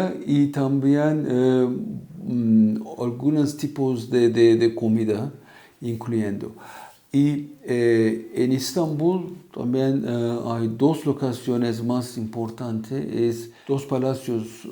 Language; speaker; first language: Spanish; non-native, fluent; Turkish